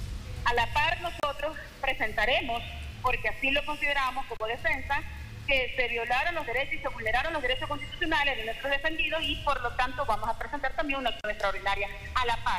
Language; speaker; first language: Spanish; native; Spanish